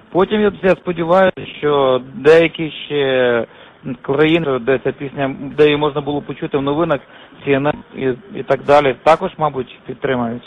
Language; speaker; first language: Ukrainian; native; Ukrainian